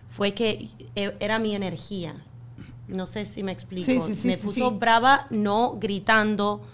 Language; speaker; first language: Spanish; non-native, fluent; English